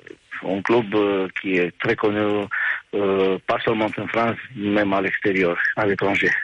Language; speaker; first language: French; non-native, fluent; Romanian